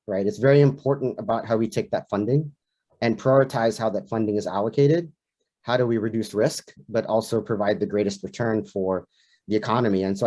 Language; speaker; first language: English; native; English